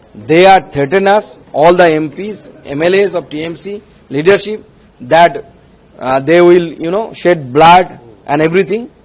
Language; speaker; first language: English; non-native, local second language; Bangla